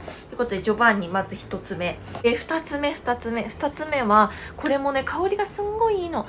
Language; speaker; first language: Japanese; non-native, fluent; Korean